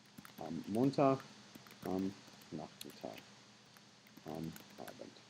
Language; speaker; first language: German; non-native, fluent; English